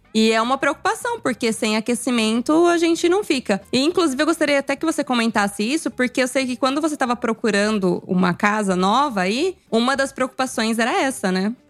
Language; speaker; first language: Portuguese; native; Portuguese